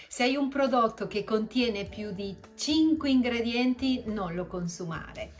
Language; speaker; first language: Italian; early bilingual, other home language; Spanish